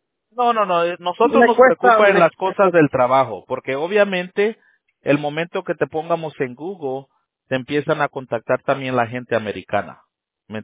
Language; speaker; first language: Spanish; native; Spanish